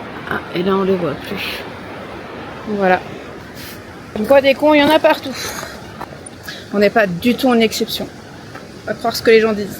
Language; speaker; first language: French; native; French